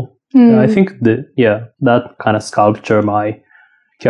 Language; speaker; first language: English; non-native, fluent; Japanese